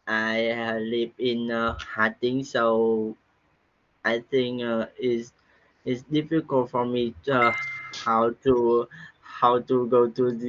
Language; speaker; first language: English; non-native, learner; Vietnamese